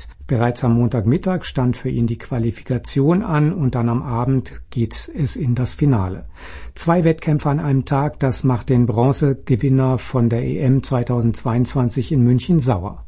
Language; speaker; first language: German; native; German